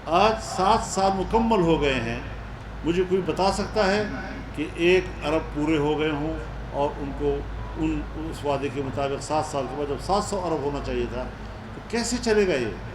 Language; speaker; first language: Urdu; non-native, local second language; Pashto